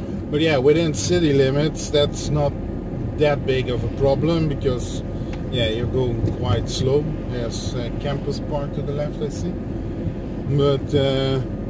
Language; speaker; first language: English; non-native, fluent; Dutch